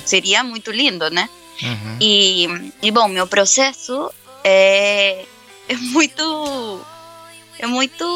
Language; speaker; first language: Portuguese; non-native, fluent; Spanish